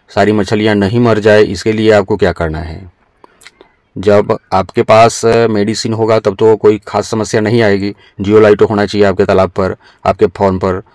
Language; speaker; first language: Hindi; native; Hindi